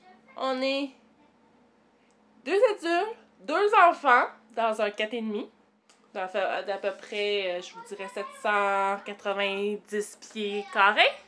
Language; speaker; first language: French; native; French